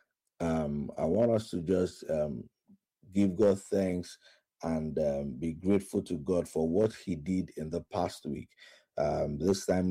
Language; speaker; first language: English; non-native, local second language; Yoruba